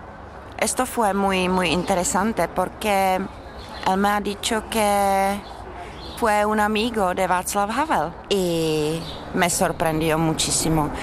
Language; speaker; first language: Spanish; non-native, fluent; Czech